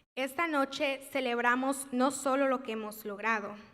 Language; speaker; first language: Spanish; early bilingual, heritage; Spanish